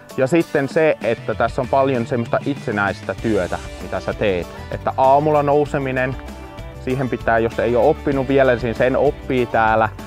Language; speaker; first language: Finnish; non-native, fluent; German